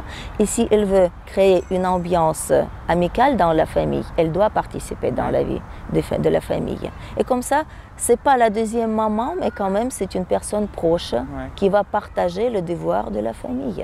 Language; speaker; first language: French; non-native, fluent; Russian